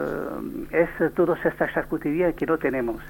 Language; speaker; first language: Spanish; non-native, learner; French